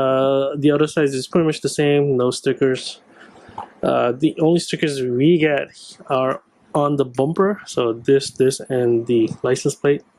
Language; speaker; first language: English; native; English